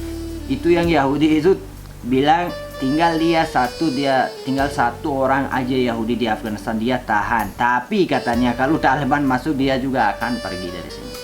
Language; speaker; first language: Indonesian; non-native, fluent; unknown